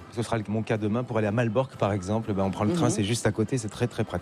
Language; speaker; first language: French; native; French